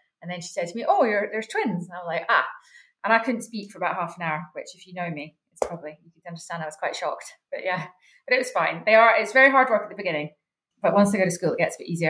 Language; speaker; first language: English; native; English